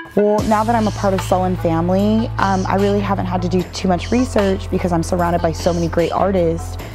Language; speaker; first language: English; native; English